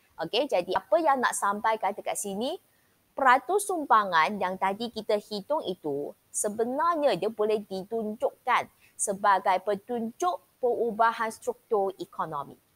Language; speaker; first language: Malay; non-native, local second language; Chinese